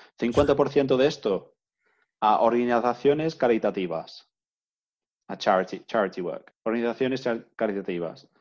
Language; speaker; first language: Spanish; non-native, fluent; English